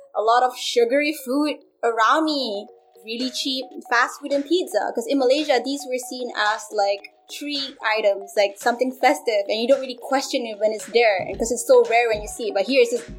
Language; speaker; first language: English; non-native, local second language; Malay